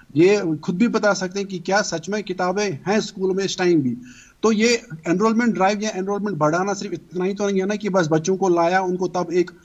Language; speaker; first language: Urdu; native; Urdu